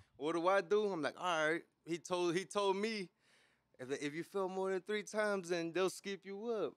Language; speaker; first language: English; native; English